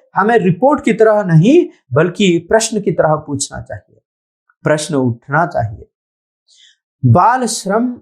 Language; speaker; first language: Hindi; non-native, local second language; Telugu